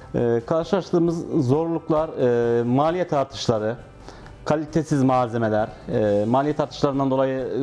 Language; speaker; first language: Turkish; native; Turkish